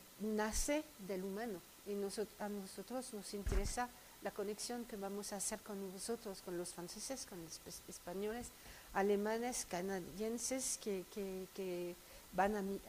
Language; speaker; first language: Spanish; non-native, fluent; French